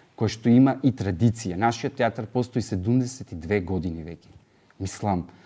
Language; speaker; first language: Macedonian; native; Macedonian